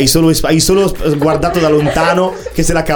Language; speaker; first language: Italian; native; Italian